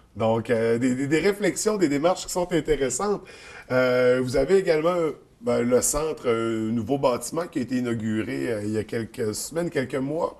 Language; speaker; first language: French; native; French